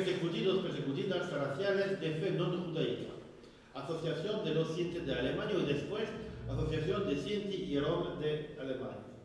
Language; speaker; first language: Spanish; non-native, fluent; French